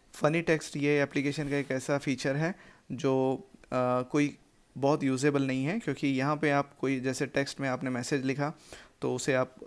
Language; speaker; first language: Hindi; native; Hindi